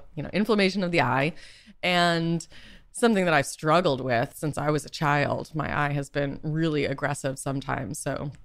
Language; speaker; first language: English; native; English